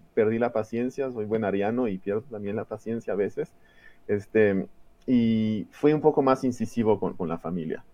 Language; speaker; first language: Spanish; native; Spanish